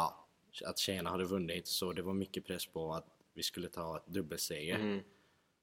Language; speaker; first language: Swedish; non-native, fluent; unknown